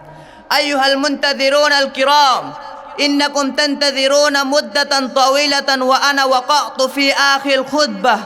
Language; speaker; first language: Arabic; non-native, learner; Bangla